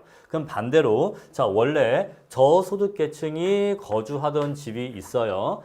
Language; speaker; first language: Korean; native; Korean